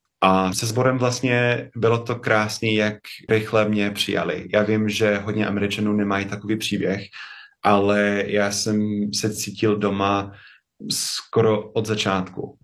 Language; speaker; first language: Czech; non-native, fluent; English